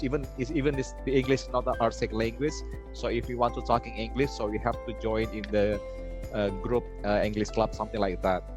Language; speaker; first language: English; non-native, learner; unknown